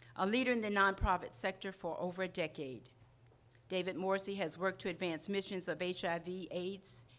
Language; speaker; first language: English; non-native, fluent; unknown